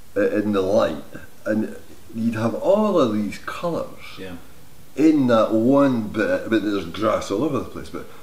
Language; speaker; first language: English; native; English